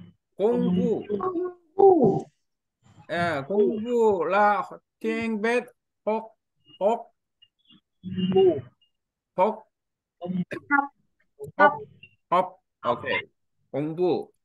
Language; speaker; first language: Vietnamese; non-native, learner; Korean